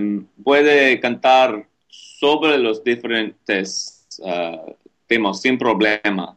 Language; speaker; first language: Spanish; non-native, learner; English